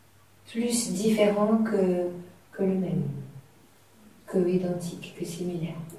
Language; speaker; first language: French; native; French